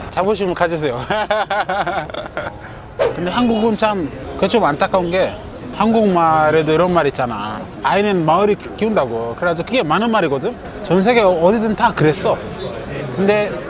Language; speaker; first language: Korean; non-native, fluent; English